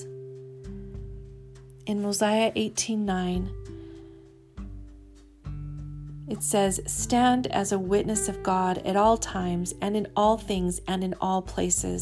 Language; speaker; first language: English; native; English